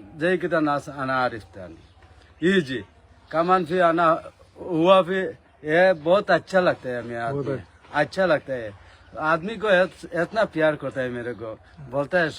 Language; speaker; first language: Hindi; non-native, learner; Bangla